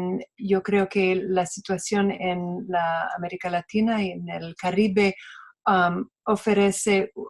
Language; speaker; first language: Spanish; non-native, fluent; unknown